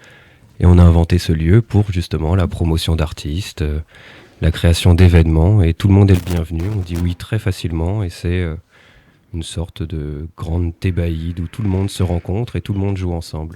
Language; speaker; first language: French; native; French